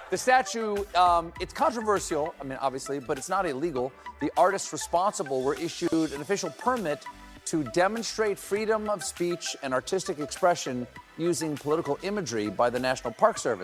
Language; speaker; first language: English; native; English